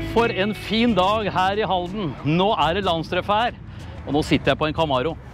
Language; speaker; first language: Norwegian; native; Norwegian